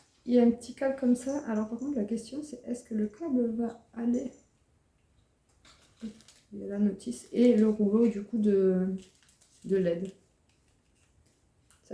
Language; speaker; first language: French; native; French